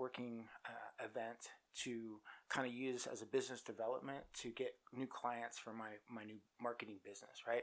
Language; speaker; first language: English; native; English